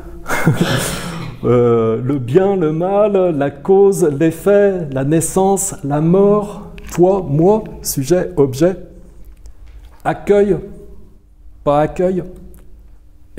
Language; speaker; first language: French; native; French